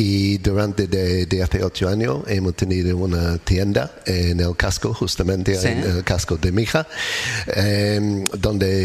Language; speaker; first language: Spanish; non-native, learner; English